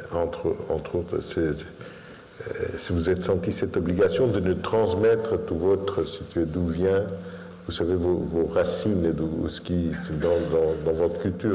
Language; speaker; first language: French; non-native, fluent; Portuguese